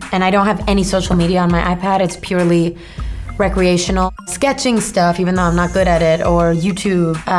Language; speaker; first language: English; native; English